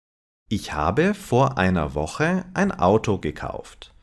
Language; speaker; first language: German; non-native, fluent; English